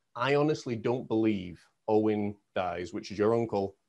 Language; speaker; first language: English; native; English